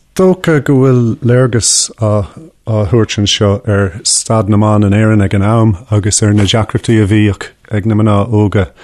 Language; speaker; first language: Irish; non-native, local second language; English